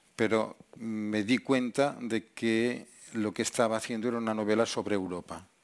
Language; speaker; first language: Spanish; non-native, local second language; Catalan